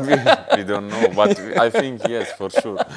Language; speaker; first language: English; non-native, fluent; Russian